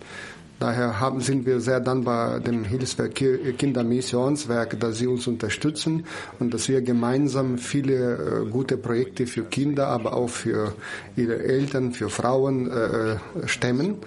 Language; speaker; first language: German; non-native, fluent; Ukrainian